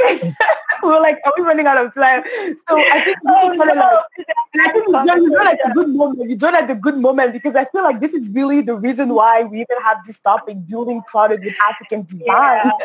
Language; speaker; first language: English; non-native, local second language; French